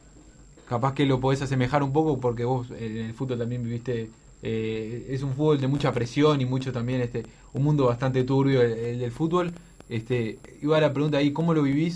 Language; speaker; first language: Spanish; native; Spanish